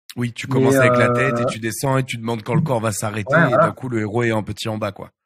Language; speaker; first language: French; native; French